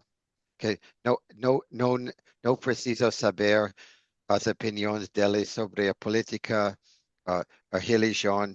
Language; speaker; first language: Portuguese; non-native, learner; English